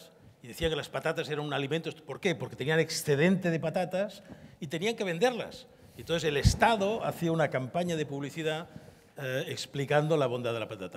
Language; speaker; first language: Spanish; native; Spanish